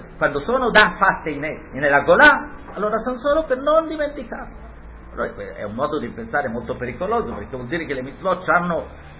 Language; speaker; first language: Italian; early bilingual, heritage; Hebrew